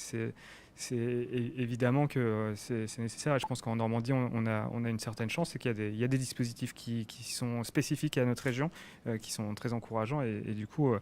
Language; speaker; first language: French; native; French